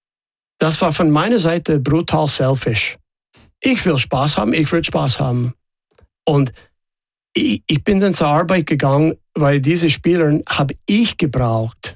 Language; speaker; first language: German; non-native, fluent; English